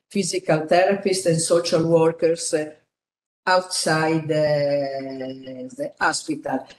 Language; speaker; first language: English; non-native, fluent; Italian